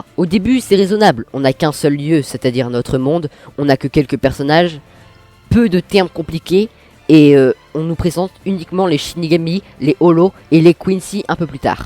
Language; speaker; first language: French; native; French